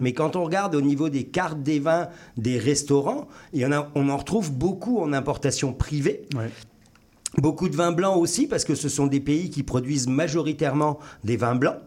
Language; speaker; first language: French; native; French